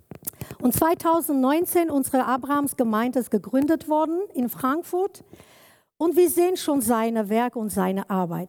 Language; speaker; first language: German; non-native, learner; Kurdish